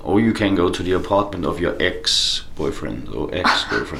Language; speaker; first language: English; non-native, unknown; German